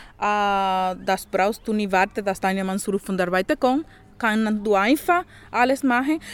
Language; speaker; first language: German; non-native, learner; Spanish